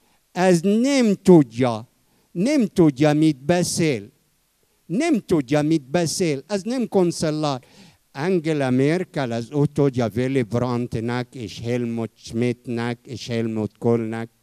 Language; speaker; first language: Hungarian; non-native, fluent; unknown